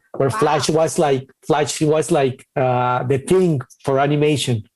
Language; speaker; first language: English; non-native, fluent; Spanish